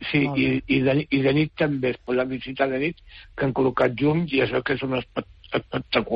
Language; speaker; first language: Catalan; native; Catalan